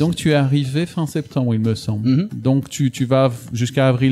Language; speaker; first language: French; native; French